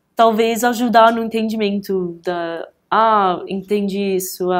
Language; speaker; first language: Portuguese; early bilingual, heritage; English